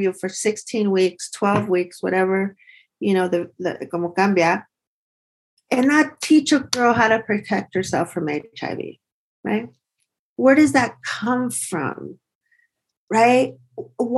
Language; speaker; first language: English; early bilingual, other home language; Spanish